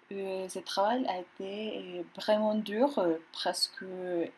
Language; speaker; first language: French; non-native, learner; Spanish